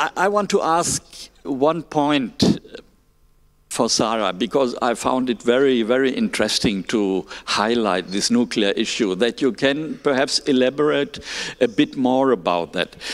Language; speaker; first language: English; non-native, fluent; German